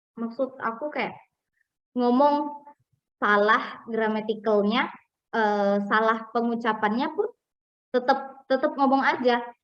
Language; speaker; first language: Indonesian; non-native, local second language; Buginese